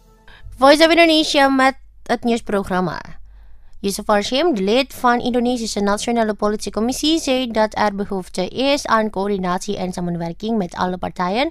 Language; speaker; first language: Dutch; non-native, learner; Indonesian